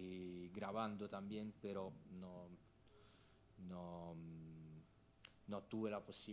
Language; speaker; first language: Spanish; non-native, fluent; Italian